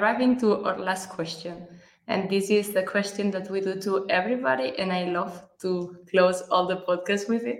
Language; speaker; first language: English; non-native, fluent; Catalan